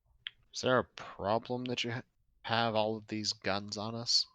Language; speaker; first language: English; native; English